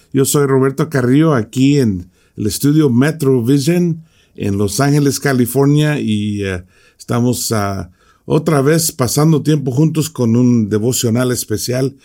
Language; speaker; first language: Spanish; early bilingual, heritage; English